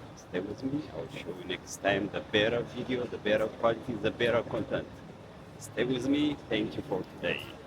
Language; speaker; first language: English; non-native, learner; Amharic